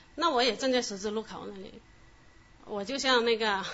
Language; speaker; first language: Chinese; non-native, local second language; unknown